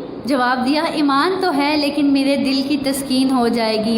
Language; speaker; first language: Urdu; native; Urdu